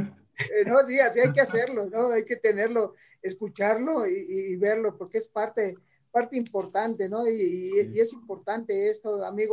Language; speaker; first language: Spanish; native; Spanish